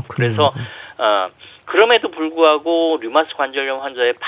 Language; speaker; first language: Korean; native; Korean